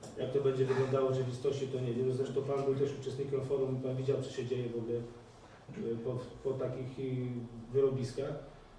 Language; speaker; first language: Polish; native; Polish